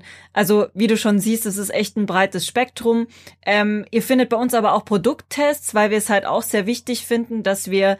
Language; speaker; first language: German; native; German